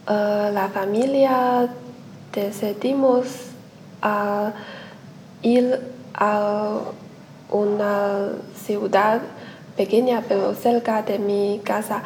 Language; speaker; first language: Spanish; non-native, learner; Chinese